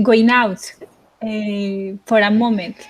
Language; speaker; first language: English; non-native, learner; Spanish